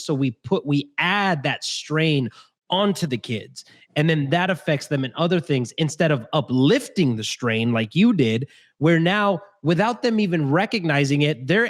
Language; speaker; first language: English; native; English